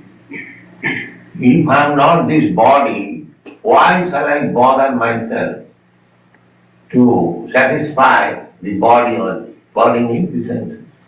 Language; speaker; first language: English; non-native, local second language; Bangla